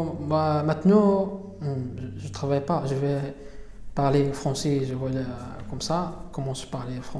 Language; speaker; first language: French; non-native, learner; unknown